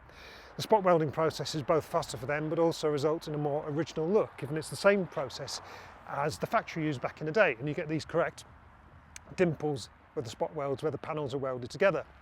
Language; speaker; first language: English; native; English